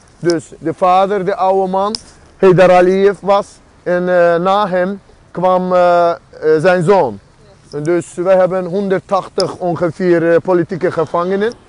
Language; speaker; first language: Dutch; non-native, fluent; Azerbaijani